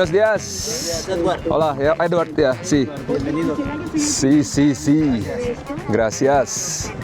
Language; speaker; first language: Spanish; non-native, learner; Indonesian